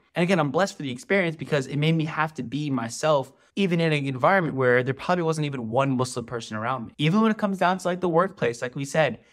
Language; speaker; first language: English; native; English